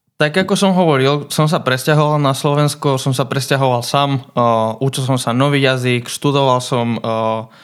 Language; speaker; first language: Slovak; non-native, fluent; Spanish